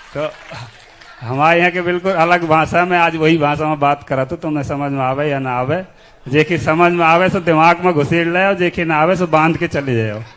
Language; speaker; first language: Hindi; native; Hindi